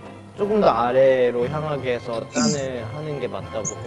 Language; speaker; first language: Korean; native; Korean